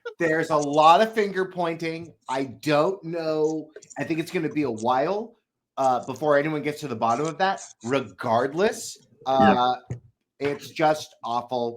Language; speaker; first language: English; native; English